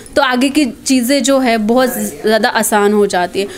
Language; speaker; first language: Hindi; non-native, local second language; Marathi